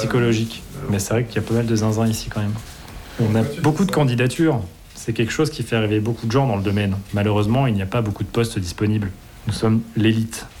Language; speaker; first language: French; native; French